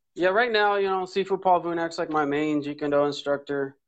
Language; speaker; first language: English; native; English